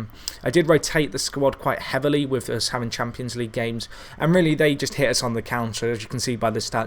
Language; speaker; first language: English; native; English